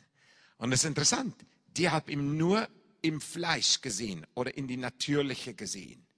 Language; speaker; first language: German; non-native, fluent; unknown